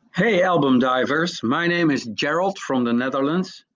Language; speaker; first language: English; non-native, fluent; French